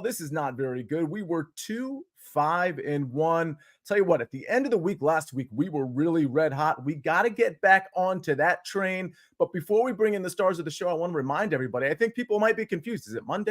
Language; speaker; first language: English; native; English